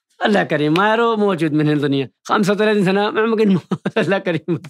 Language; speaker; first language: Arabic; non-native, learner; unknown